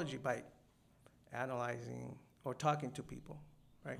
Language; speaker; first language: English; non-native, fluent; Spanish